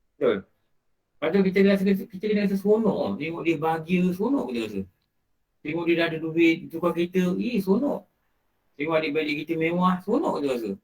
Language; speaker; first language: Malay; native; Malay